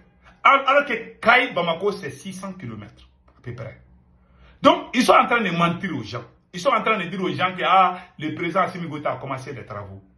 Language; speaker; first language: French; non-native, local second language; Bambara